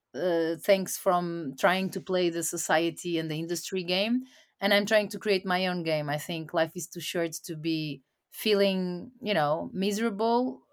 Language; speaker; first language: English; non-native, fluent; Portuguese